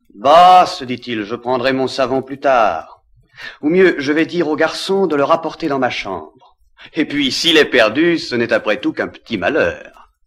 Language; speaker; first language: French; native; French